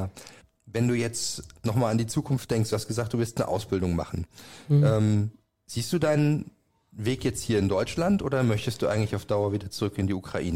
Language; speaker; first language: German; native; German